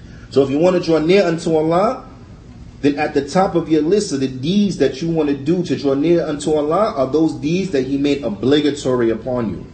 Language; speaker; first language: English; native; English